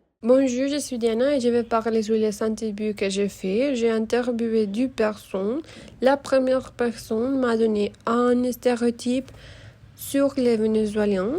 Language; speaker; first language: French; non-native, learner; Spanish